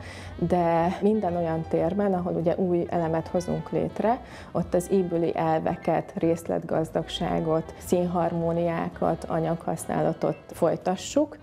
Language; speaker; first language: Hungarian; native; Hungarian